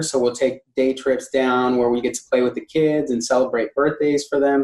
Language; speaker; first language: English; native; English